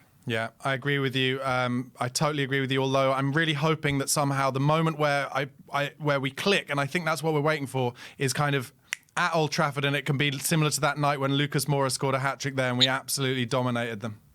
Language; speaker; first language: English; native; English